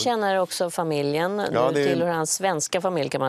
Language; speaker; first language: Swedish; native; Swedish